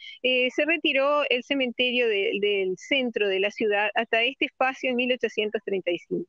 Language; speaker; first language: Spanish; native; Spanish